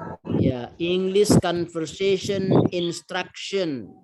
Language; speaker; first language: English; non-native, fluent; Indonesian